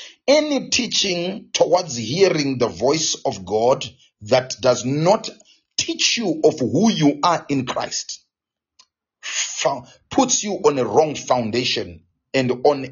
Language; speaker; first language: English; non-native, local second language; Shona